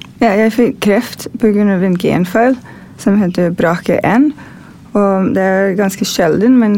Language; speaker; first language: Norwegian; non-native, fluent; English